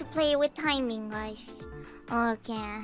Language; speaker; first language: English; non-native, learner; Indonesian